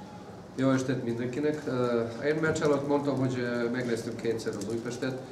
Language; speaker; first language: Hungarian; non-native, fluent; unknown